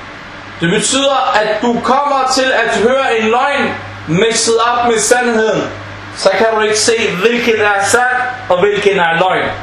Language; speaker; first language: Danish; non-native, fluent; Arabic